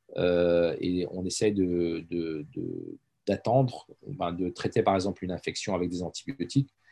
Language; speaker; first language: French; early bilingual, other home language; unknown